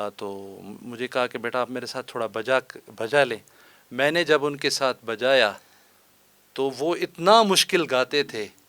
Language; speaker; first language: Urdu; non-native, local second language; Baluchi